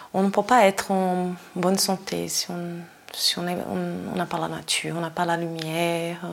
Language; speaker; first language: French; non-native, fluent; Portuguese